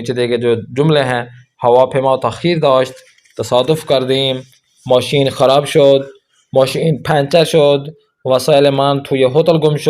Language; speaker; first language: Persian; non-native, fluent; Urdu